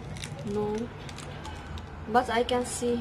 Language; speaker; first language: English; non-native, learner; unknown